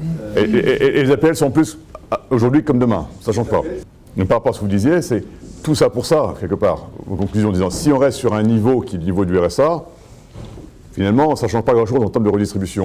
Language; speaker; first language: French; native; French